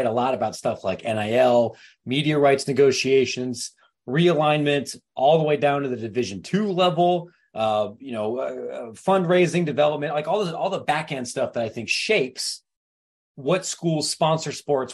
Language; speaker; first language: English; native; English